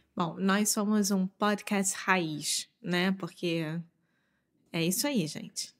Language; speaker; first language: Portuguese; native; Portuguese